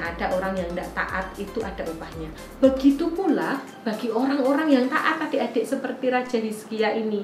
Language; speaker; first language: Indonesian; native; Indonesian